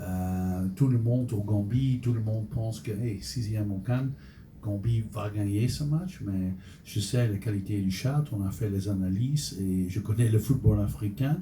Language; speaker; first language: French; non-native, local second language; Dutch